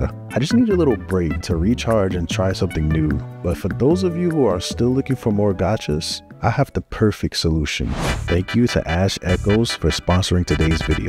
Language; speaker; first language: English; native; English